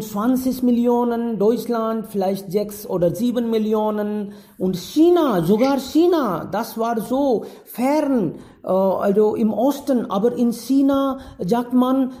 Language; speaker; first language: German; non-native, fluent; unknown